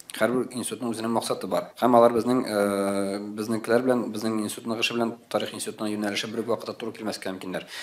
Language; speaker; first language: Tatar; native; Tatar